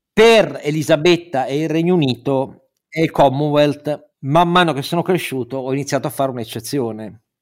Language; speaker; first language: Italian; native; Italian